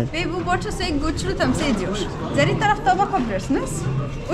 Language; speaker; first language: Turkish; non-native, learner; Arabic